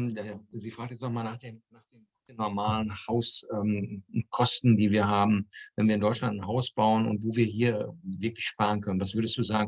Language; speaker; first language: German; native; German